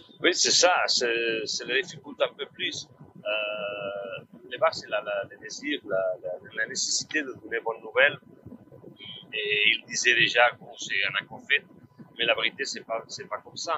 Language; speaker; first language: French; non-native, learner; Spanish